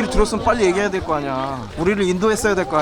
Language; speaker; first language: Korean; native; Korean